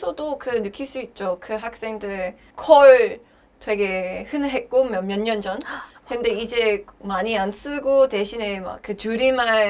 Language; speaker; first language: Korean; non-native, learner; English